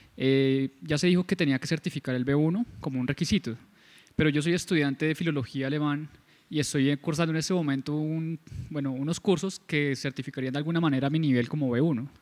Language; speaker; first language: Spanish; native; Spanish